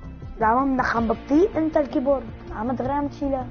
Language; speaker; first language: Arabic; native; Arabic